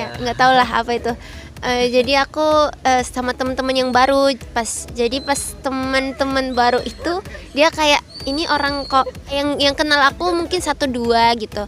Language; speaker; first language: Indonesian; early bilingual, heritage; Indonesian